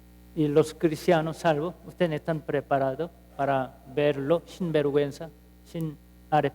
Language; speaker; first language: Spanish; non-native, fluent; Korean